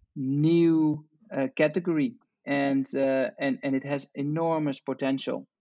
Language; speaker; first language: English; non-native, fluent; Dutch